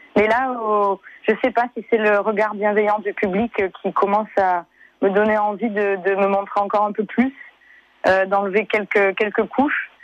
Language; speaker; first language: French; native; French